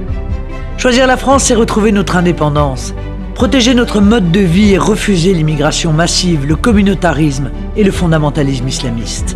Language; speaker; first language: French; native; French